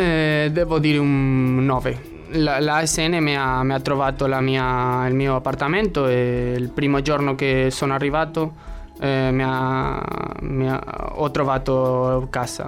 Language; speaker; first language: Italian; non-native, learner; Spanish